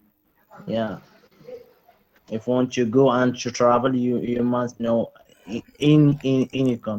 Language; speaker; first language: English; non-native, learner; Arabic